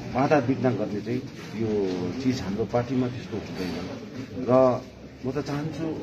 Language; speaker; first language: Nepali; native; Nepali